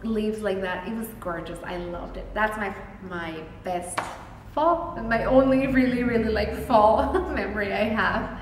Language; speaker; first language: English; non-native, fluent; Spanish